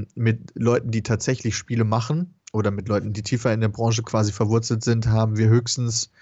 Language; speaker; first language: German; native; German